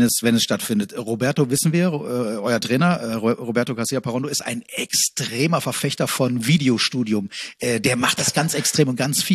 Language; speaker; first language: German; native; German